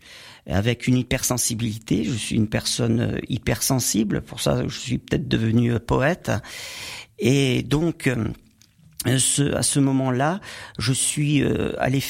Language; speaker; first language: French; native; French